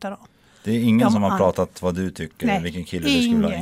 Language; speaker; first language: Swedish; native; Swedish